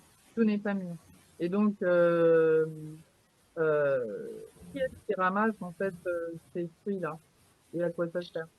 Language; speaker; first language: French; native; French